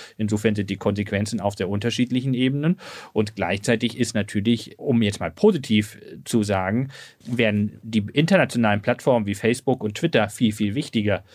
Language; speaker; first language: German; native; German